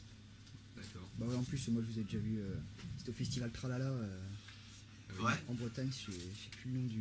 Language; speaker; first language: French; native; French